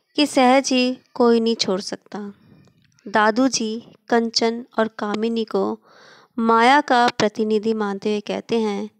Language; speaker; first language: Hindi; native; Hindi